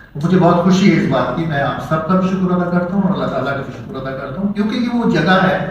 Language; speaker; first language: Urdu; native; Urdu